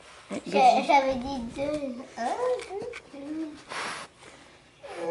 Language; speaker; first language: French; early bilingual, heritage; French